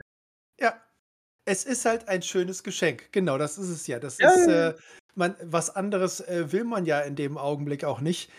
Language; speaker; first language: German; native; German